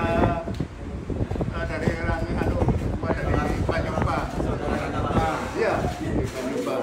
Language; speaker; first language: Indonesian; native; Indonesian